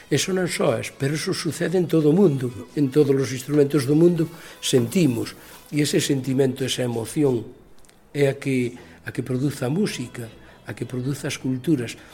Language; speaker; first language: Galician; native; Galician